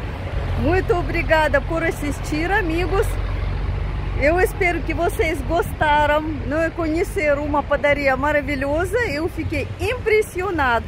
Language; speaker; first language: Portuguese; non-native, fluent; Russian